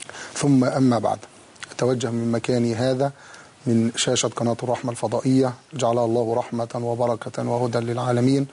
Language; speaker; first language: Arabic; native; Arabic